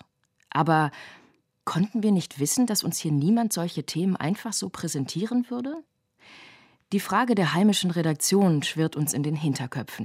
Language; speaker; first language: German; native; German